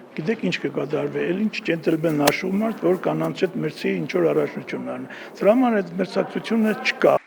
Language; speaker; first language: Armenian; native; Armenian